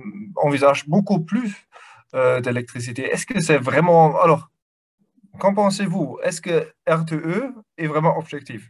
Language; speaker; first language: French; non-native, fluent; German